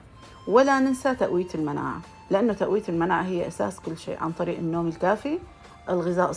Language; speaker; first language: Arabic; native; Arabic